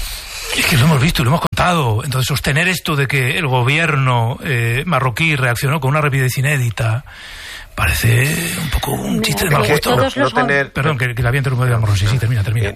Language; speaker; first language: Spanish; native; Spanish